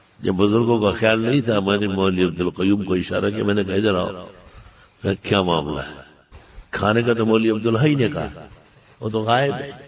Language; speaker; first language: Urdu; non-native, local second language; Pashto